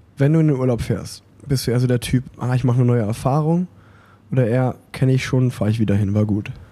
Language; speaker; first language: German; native; German